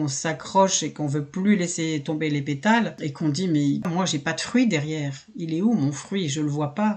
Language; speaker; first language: French; native; French